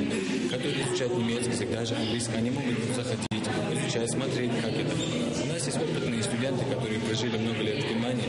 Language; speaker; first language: Russian; non-native, local second language; Ingush